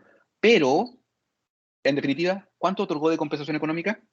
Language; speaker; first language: Spanish; native; Spanish